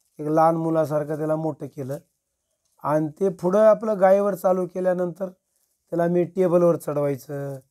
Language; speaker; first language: Marathi; non-native, local second language; Lambadi